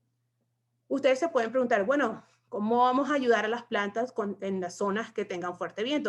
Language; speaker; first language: Spanish; native; Spanish